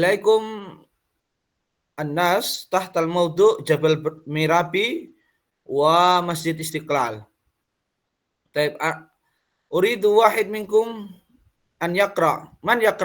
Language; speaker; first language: Arabic; non-native, fluent; Indonesian